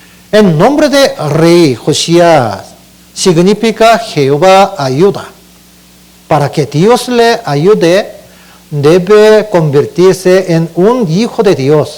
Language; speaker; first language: Spanish; non-native, learner; Korean